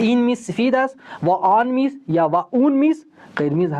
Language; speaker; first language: Persian; non-native, fluent; Urdu